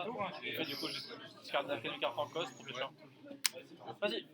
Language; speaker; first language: French; native; French